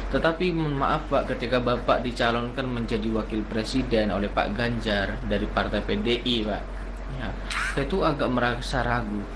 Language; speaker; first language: Indonesian; non-native, local second language; Madurese